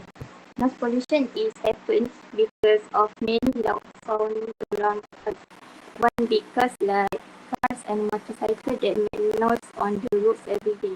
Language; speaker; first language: English; non-native, local second language; Malay